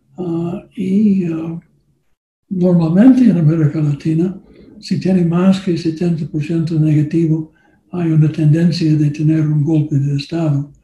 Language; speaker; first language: Spanish; non-native, learner; English